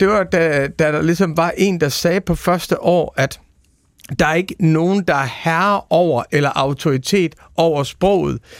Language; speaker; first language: Danish; native; Danish